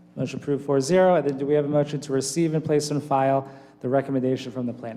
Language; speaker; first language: English; native; English